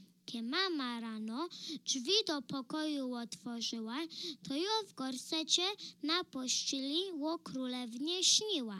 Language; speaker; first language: Polish; early bilingual, heritage; Polish